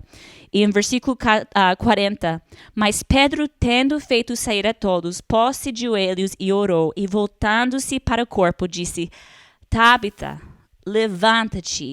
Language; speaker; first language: Portuguese; non-native, fluent; English